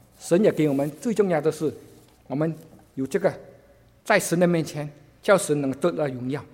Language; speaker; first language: Chinese; non-native, local second language; Cantonese